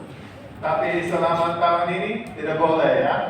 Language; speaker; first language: Indonesian; non-native, fluent; English